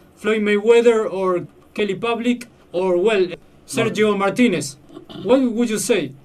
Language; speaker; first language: English; non-native, fluent; Spanish